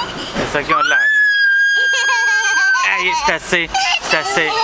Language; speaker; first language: French; native; French